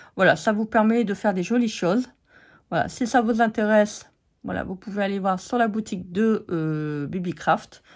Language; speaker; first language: French; native; French